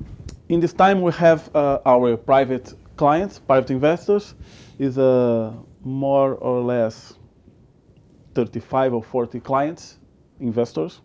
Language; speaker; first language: English; non-native, learner; Portuguese